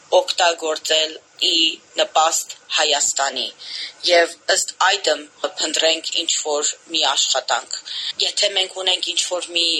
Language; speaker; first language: Armenian; early bilingual, heritage; Armenian